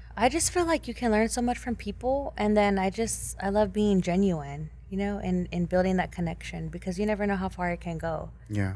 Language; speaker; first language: English; early bilingual, other home language; Spanish